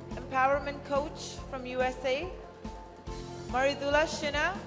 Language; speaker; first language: English; native; English